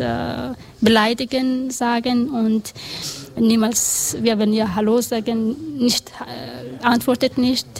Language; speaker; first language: German; non-native, learner; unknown